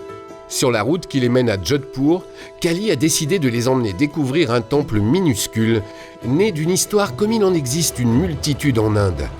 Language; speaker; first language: French; native; French